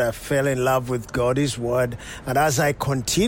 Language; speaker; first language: English; non-native, local second language; Ganda